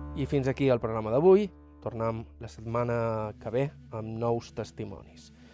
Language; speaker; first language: Catalan; native; Catalan